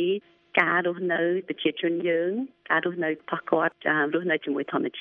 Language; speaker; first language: Khmer; early bilingual, other home language; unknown